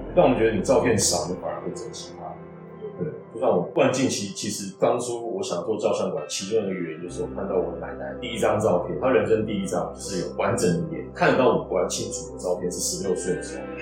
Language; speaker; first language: Chinese; native; Chinese